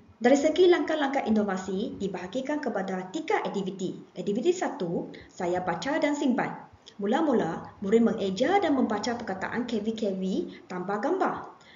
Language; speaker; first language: Malay; non-native, local second language; Chinese